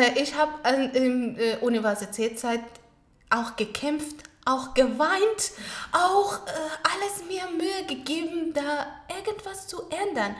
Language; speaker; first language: German; non-native, learner; Pashto